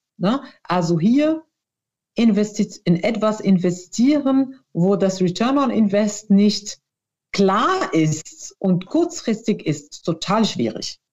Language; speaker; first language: German; non-native, fluent; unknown